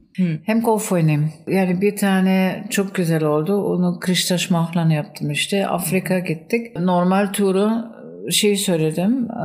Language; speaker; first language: Turkish; non-native, fluent; German